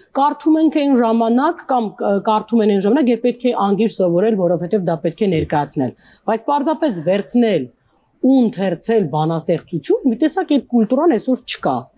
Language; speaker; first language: Armenian; native; Armenian